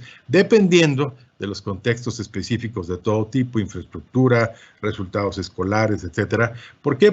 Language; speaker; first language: Spanish; native; Spanish